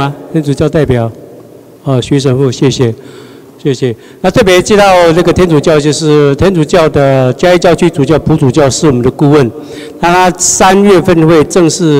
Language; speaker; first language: Chinese; native; Chinese